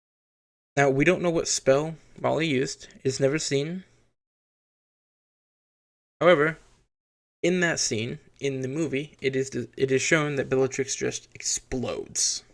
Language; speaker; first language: English; native; English